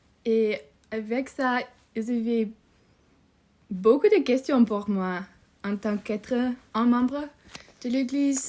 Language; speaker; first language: French; non-native, learner; English